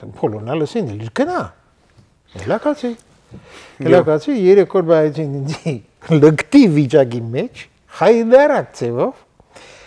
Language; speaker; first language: Armenian; early bilingual, heritage; Armenian